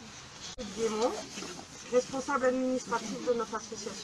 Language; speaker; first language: French; native; French